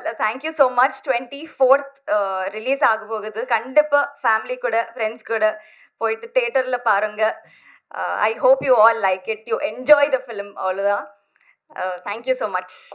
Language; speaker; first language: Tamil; non-native, learner; Telugu